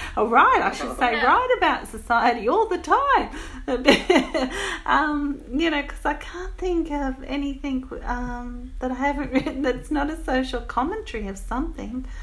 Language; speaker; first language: English; native; English